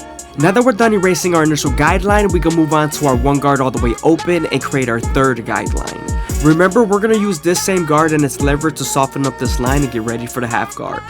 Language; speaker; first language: English; native; English